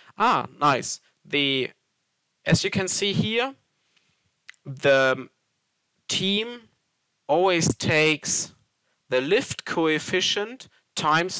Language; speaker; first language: English; non-native, fluent; German